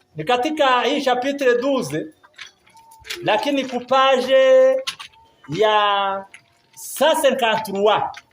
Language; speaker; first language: Swahili; non-native, local second language; Kinyarwanda